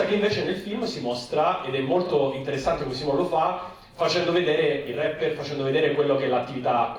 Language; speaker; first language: Italian; native; Italian